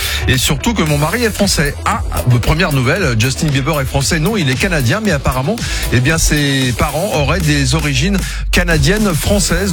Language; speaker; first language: French; native; French